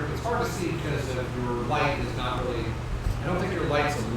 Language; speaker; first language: English; native; English